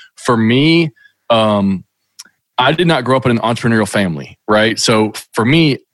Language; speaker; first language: English; native; English